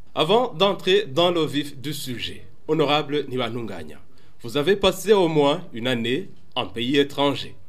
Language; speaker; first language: French; non-native, local second language; Rundi